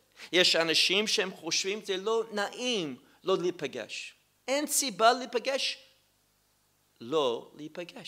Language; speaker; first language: Hebrew; non-native, fluent; English